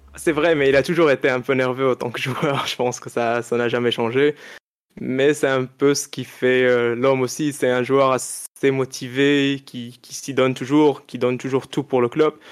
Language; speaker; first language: French; non-native, local second language; Arabic